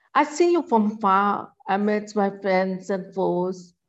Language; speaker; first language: English; non-native, local second language; Assamese